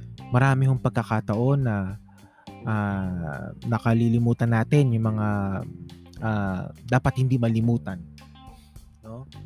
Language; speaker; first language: Filipino; native; Filipino